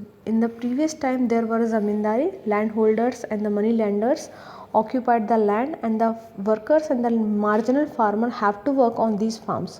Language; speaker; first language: English; non-native, local second language; Hindi